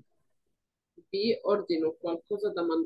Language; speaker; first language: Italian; non-native, fluent; Arabic